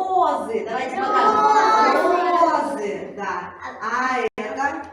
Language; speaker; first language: Russian; native; Russian